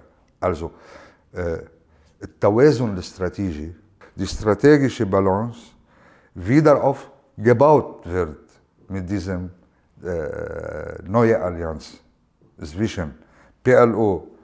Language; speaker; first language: German; non-native, learner; Arabic